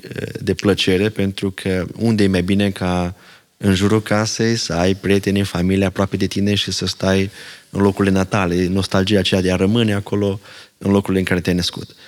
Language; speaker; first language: Romanian; non-native, local second language; Slovak